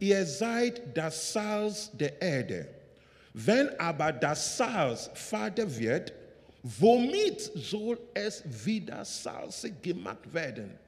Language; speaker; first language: German; non-native, learner; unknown